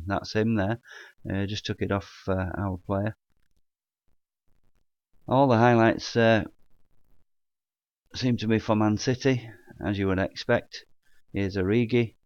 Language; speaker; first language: English; native; English